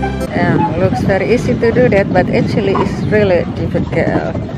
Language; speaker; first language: English; non-native, learner; Indonesian